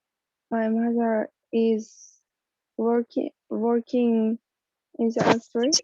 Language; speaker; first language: English; non-native, learner; Uzbek